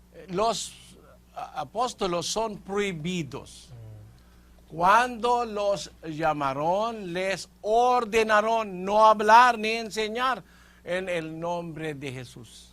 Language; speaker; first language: Spanish; non-native, fluent; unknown